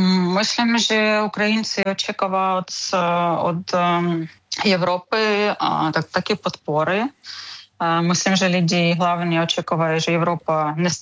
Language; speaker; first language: Czech; non-native, learner; Ukrainian